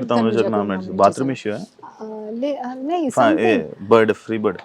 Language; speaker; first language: Telugu; native; Telugu